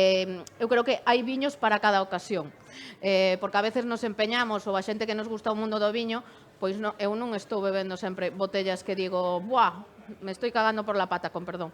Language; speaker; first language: Spanish; native; Spanish